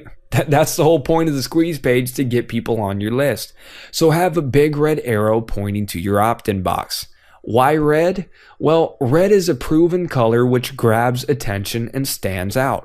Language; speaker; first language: English; native; English